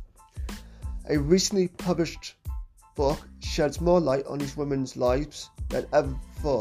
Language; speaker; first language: English; native; English